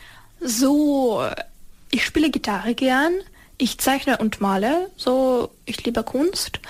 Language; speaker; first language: German; non-native, learner; Ukrainian